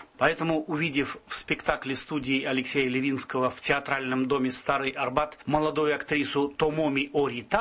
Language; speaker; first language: Russian; native; Russian